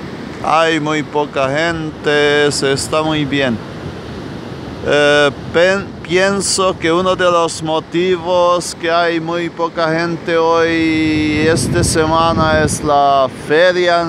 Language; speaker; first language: Spanish; non-native, fluent; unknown